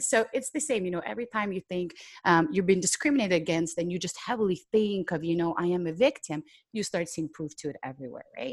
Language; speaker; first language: English; non-native, fluent; Ukrainian